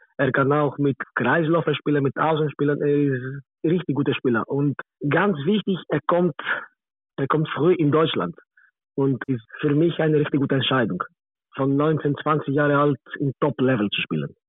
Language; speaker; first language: German; non-native, learner; Greek